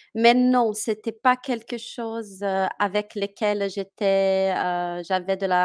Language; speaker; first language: French; non-native, fluent; Portuguese